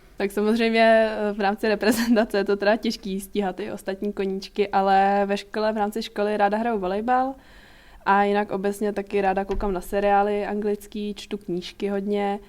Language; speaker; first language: Czech; native; Czech